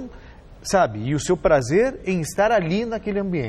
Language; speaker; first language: Portuguese; native; Portuguese